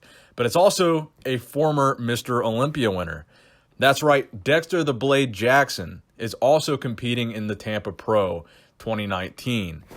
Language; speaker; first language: English; native; English